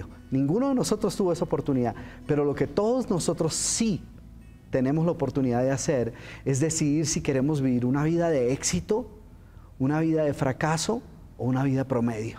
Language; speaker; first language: Spanish; native; Spanish